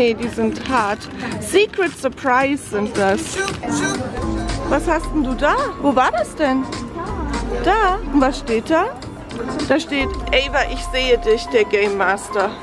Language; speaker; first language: German; native; German